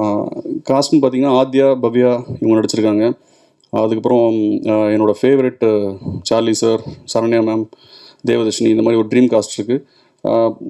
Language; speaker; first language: Tamil; native; Tamil